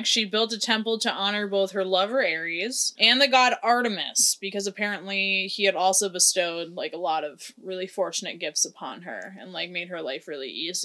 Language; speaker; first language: English; native; English